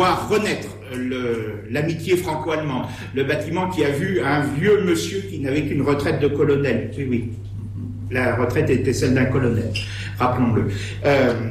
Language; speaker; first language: French; native; French